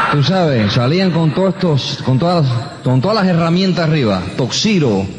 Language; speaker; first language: Spanish; early bilingual, heritage; Spanish